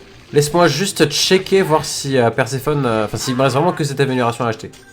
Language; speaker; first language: French; native; French